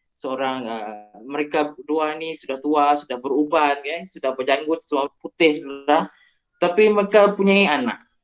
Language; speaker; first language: Malay; non-native, local second language; Iban